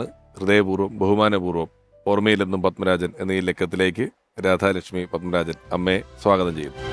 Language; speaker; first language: Malayalam; native; Malayalam